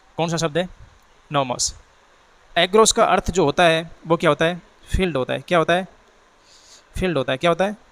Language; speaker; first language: Hindi; native; Hindi